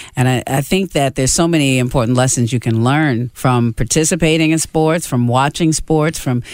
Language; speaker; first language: English; native; English